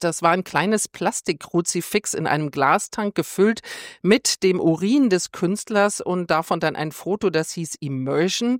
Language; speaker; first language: German; native; German